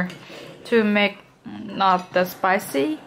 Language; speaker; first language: English; non-native, learner; Korean